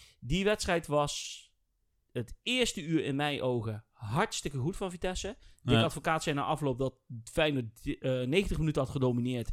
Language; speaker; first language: Dutch; native; Dutch